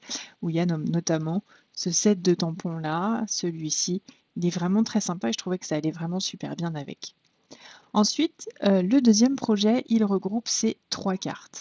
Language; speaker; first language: French; native; French